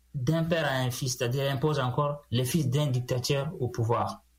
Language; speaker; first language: French; non-native, local second language; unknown